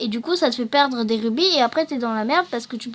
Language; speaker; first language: French; native; French